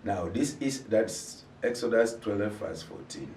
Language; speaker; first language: English; non-native, local second language; Swahili